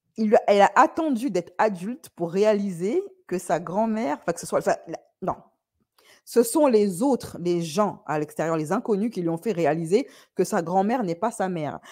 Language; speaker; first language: French; native; French